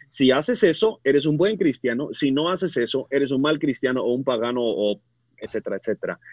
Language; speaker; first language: Spanish; early bilingual, other home language; English